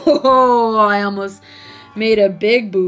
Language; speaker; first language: English; native; English